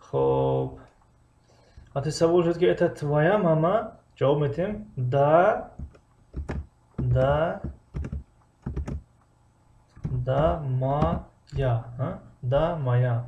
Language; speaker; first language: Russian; non-native, fluent; Tajik